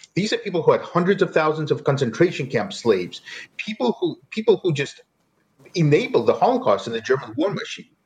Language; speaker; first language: English; non-native, fluent; Russian